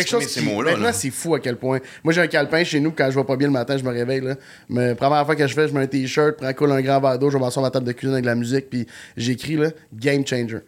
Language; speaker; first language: French; native; French